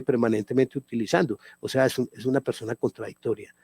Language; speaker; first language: Spanish; native; Spanish